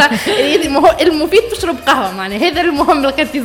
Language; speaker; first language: Arabic; native; Arabic